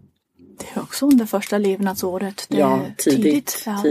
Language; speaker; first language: Swedish; non-native, fluent; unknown